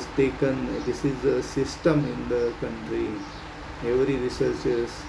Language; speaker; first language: English; non-native, local second language; Marathi